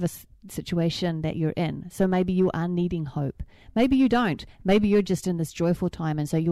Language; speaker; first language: English; native; English